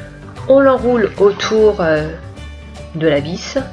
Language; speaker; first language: French; native; French